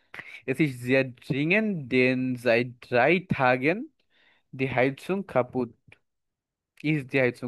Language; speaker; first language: German; non-native, learner; Bangla